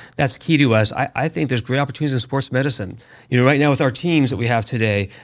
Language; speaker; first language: English; native; English